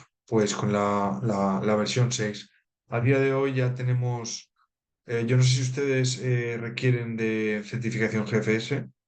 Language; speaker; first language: Spanish; native; Spanish